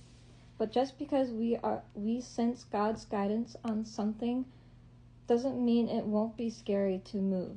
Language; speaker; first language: English; native; English